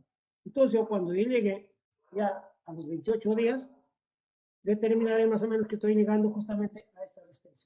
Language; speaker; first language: Spanish; native; Spanish